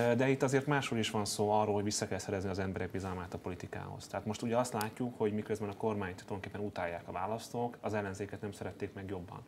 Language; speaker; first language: Hungarian; native; Hungarian